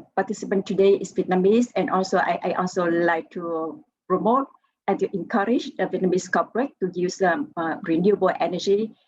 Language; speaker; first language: English; non-native, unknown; Vietnamese